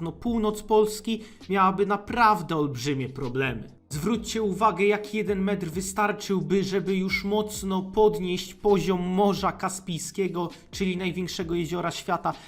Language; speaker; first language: Polish; native; Polish